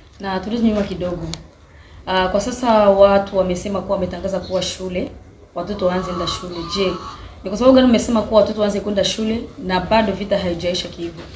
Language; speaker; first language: Swahili; native; Swahili